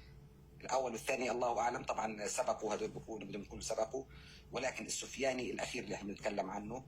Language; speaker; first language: Arabic; native; Arabic